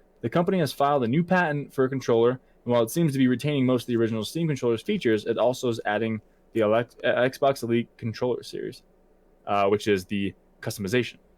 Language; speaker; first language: English; native; English